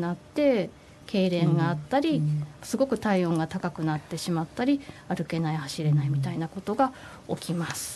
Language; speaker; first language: Japanese; native; Japanese